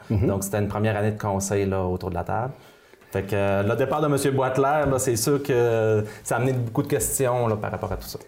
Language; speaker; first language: French; native; French